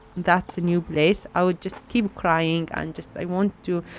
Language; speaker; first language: English; non-native, fluent; Arabic